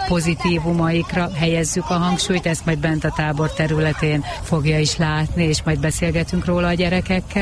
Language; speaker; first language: Hungarian; native; Hungarian